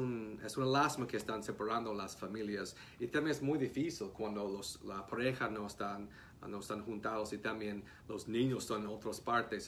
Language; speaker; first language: Spanish; non-native, fluent; English